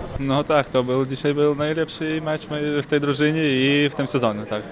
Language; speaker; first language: Polish; non-native, learner; Slovak